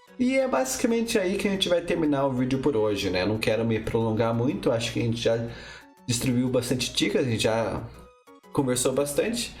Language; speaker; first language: Portuguese; native; Portuguese